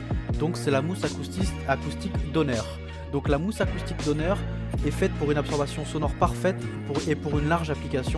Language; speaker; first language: French; native; French